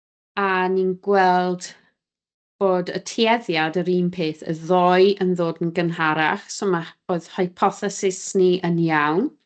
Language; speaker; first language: Welsh; native; Welsh